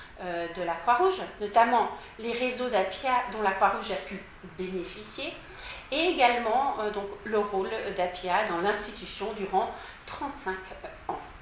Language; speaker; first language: French; native; French